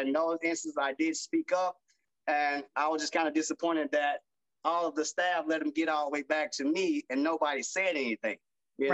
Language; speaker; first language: English; native; English